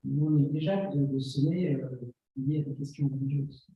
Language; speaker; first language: French; native; French